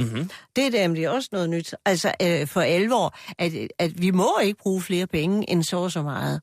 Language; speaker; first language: Danish; native; Danish